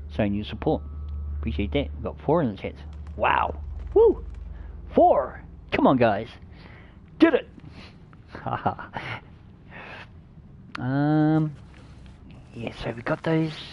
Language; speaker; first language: English; native; English